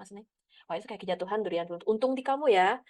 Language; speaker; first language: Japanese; non-native, fluent; Indonesian